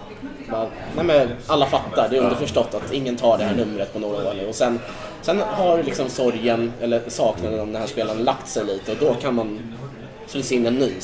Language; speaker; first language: Swedish; native; Swedish